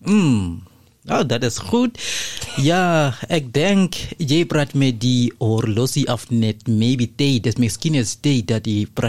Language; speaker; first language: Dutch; non-native, learner; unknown